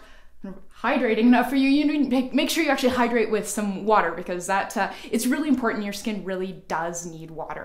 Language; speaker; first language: English; native; English